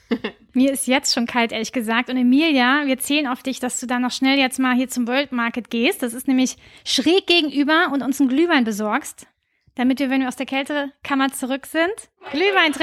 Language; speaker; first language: German; native; German